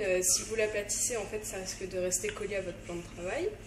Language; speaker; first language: French; native; French